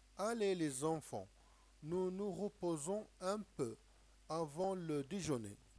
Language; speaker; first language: French; non-native, local second language; Arabic